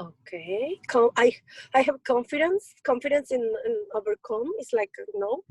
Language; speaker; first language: English; non-native, learner; Spanish